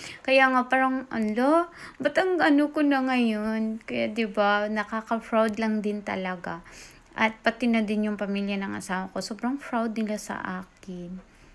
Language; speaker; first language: Filipino; non-native, local second language; Cebuano